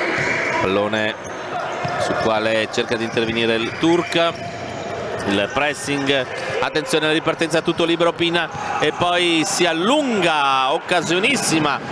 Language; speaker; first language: Italian; native; Italian